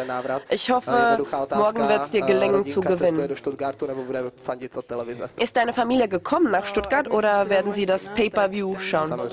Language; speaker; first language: German; non-native, fluent; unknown